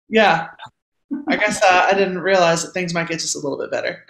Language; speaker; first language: English; native; English